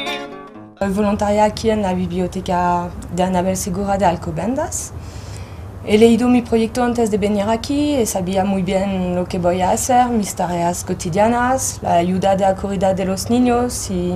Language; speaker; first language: Spanish; non-native, fluent; French